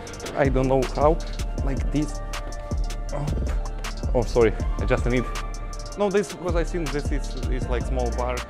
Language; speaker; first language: English; non-native, learner; Russian